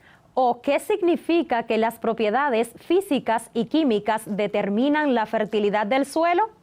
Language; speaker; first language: Spanish; native; Spanish